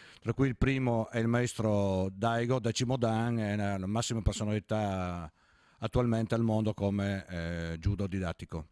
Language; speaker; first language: Italian; native; Italian